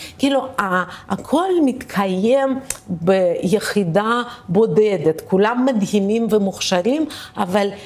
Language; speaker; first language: Hebrew; early bilingual, other home language; Russian